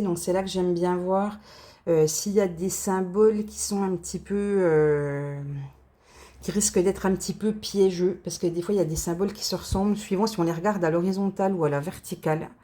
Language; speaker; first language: French; native; French